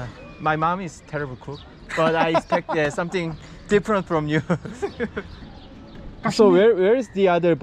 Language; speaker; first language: English; non-native, learner; Korean